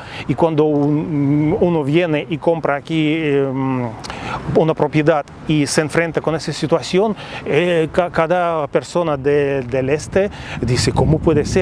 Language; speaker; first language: Spanish; non-native, fluent; Russian